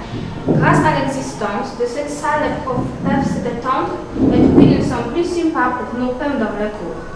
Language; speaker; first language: French; non-native, learner; Polish